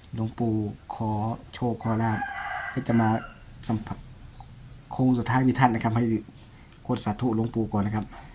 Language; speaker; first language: Thai; native; Thai